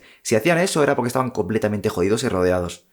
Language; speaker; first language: Spanish; native; Spanish